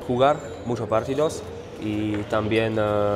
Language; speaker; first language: Spanish; non-native, learner; Slovak